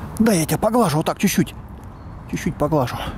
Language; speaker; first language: Russian; native; Russian